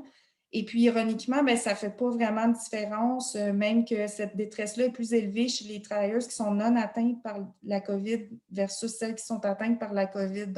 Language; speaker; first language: French; native; French